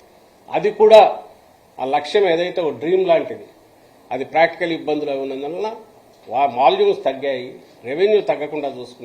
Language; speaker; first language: Telugu; native; Telugu